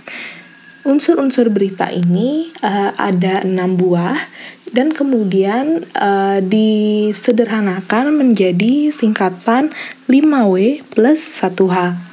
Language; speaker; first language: Indonesian; native; Indonesian